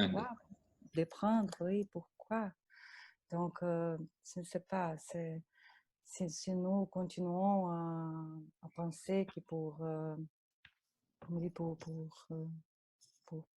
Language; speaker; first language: French; non-native, fluent; Portuguese